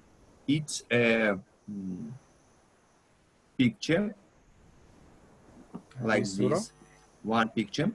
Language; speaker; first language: English; non-native, learner; Russian